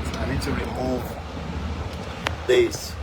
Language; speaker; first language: English; non-native, local second language; Yoruba